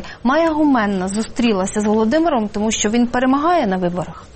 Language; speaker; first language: Ukrainian; native; Ukrainian